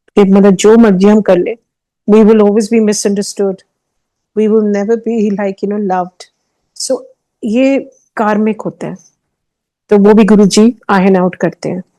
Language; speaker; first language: Hindi; early bilingual, heritage; Hindi